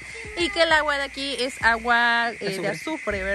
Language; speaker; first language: Spanish; native; Spanish